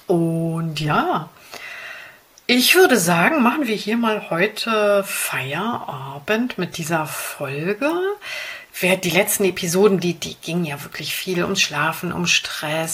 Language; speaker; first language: German; native; German